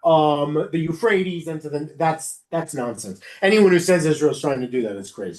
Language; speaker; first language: English; native; English